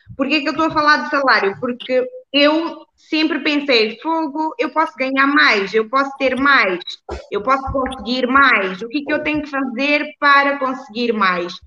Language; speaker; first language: Portuguese; native; Portuguese